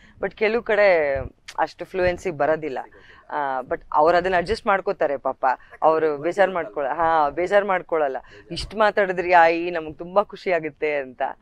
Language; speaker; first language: Kannada; native; Kannada